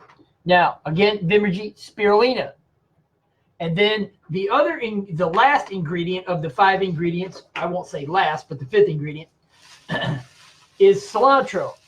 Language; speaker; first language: English; native; English